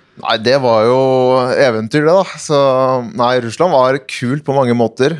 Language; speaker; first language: Norwegian; native; Norwegian